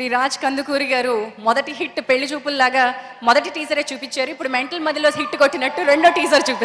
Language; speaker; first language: Telugu; native; Telugu